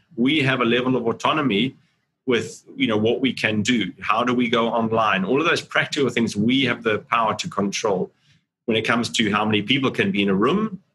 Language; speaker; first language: English; native; English